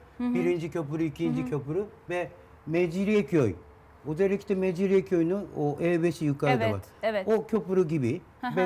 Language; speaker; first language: Turkish; non-native, learner; Japanese